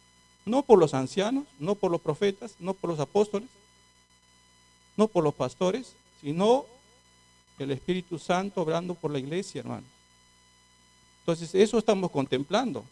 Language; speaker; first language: Spanish; native; Spanish